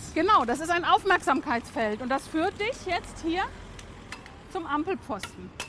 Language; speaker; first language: German; native; German